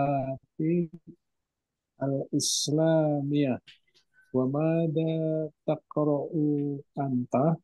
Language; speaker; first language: Arabic; non-native, learner; Indonesian